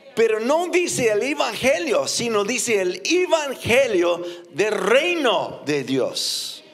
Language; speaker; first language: Spanish; non-native, fluent; English